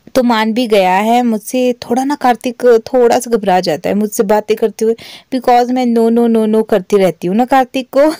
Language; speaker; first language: Hindi; native; Hindi